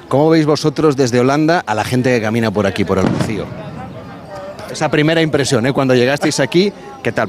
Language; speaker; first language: Spanish; native; Spanish